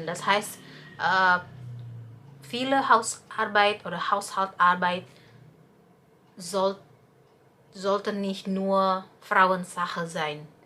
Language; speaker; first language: German; non-native, fluent; Indonesian